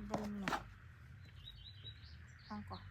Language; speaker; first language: Finnish; non-native, learner; Filipino